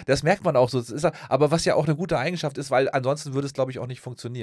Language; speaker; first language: German; native; German